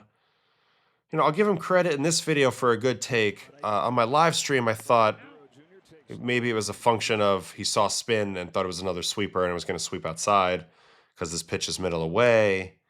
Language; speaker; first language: English; native; English